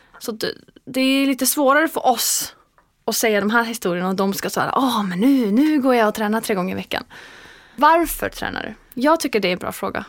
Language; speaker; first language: Swedish; non-native, fluent; Icelandic